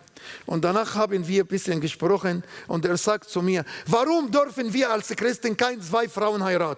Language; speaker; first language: German; non-native, learner; Arabic